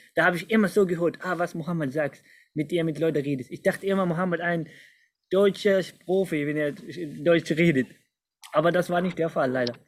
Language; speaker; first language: German; non-native, fluent; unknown